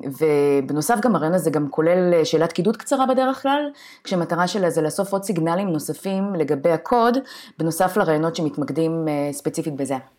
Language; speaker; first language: Hebrew; native; Hebrew